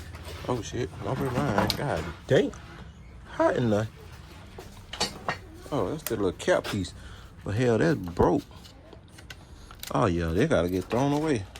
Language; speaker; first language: English; native; English